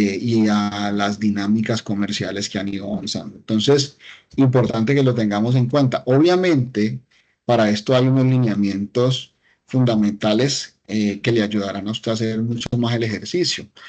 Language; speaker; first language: Spanish; native; Spanish